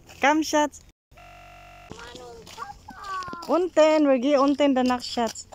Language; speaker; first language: German; non-native, learner; Filipino